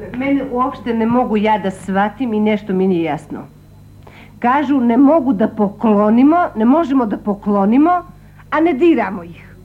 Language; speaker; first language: Croatian; non-native, local second language; Albanian